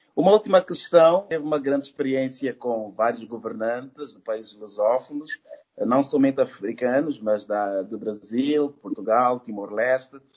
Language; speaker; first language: Portuguese; native; Portuguese